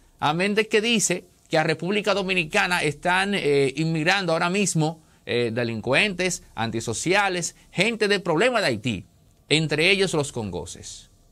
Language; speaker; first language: Spanish; native; Spanish